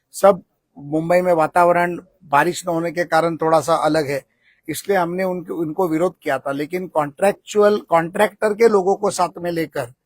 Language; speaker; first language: Hindi; non-native, local second language; Marathi